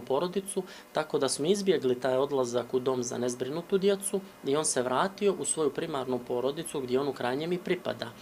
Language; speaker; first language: Serbian; native; Serbian